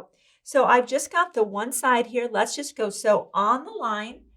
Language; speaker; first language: English; native; English